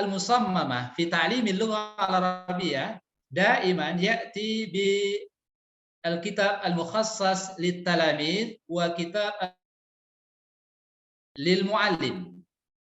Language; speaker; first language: Arabic; non-native, fluent; Indonesian